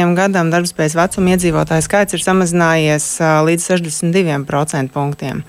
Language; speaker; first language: Latvian; native; Latvian